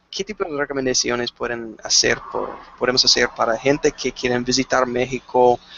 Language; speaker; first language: Spanish; non-native, fluent; English